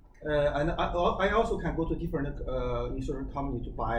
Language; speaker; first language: English; non-native, learner; Chinese